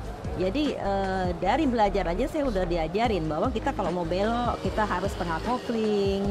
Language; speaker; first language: Indonesian; native; Indonesian